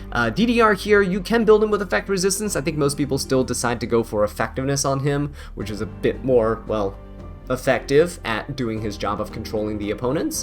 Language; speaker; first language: English; native; English